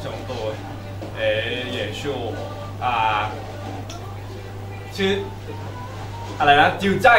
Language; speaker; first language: Chinese; non-native, learner; Thai